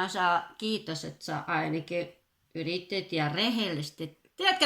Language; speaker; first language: Finnish; non-native, fluent; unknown